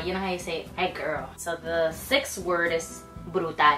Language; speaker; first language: English; early bilingual, other home language; Spanish